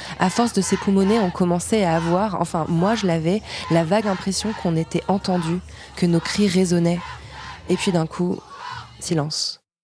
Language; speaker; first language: French; native; French